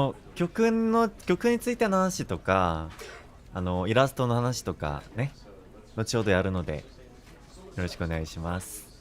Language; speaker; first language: Japanese; non-native, fluent; Korean